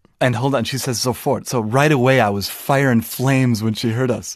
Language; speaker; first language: English; native; English